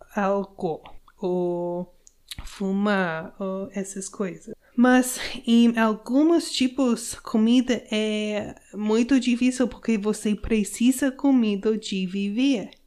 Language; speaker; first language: Portuguese; non-native, learner; English